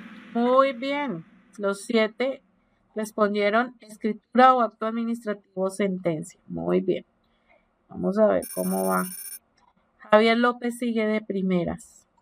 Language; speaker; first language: Spanish; native; Spanish